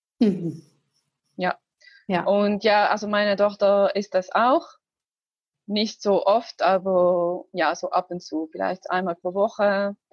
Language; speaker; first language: German; non-native, learner; Arabic